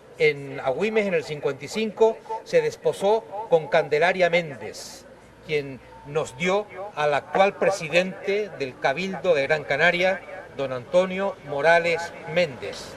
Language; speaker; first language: Spanish; native; Spanish